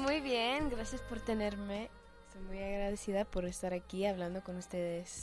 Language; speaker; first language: Spanish; early bilingual, heritage; English